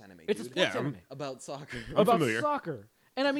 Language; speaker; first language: English; early bilingual, other home language; Spanish